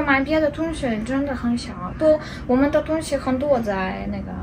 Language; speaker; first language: Chinese; non-native, learner; Ukrainian